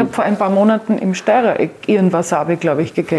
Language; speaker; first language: German; native; German